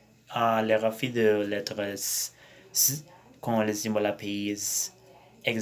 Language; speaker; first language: French; non-native, learner; Spanish